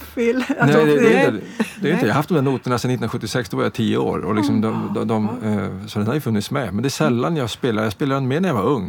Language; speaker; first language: Swedish; native; Swedish